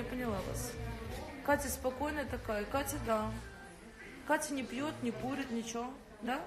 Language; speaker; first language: Russian; native; Russian